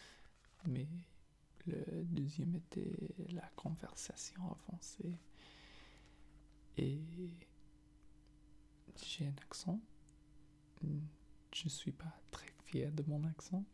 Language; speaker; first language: French; non-native, fluent; English